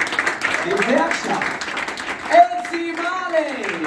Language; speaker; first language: German; native; German